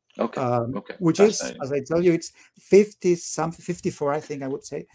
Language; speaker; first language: English; non-native, fluent; Spanish